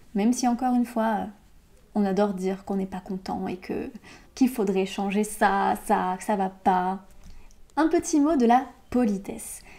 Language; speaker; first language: French; native; French